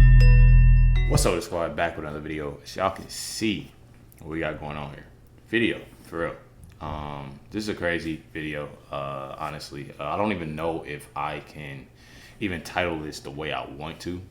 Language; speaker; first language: English; native; English